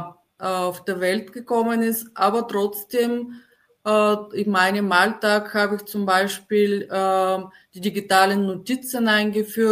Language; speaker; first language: German; non-native, fluent; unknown